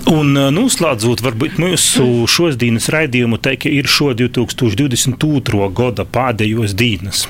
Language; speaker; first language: Latvian; native; Latvian